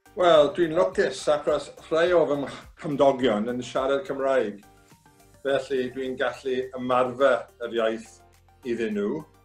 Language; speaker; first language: Welsh; non-native, local second language; English